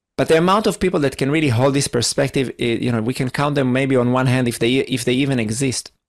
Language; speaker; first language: English; non-native, fluent; Hebrew